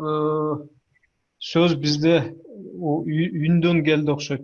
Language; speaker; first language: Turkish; non-native, learner; Kyrgyz